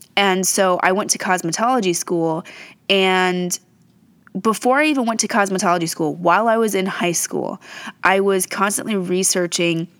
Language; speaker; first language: English; native; English